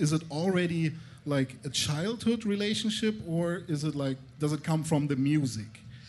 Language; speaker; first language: English; non-native, fluent; German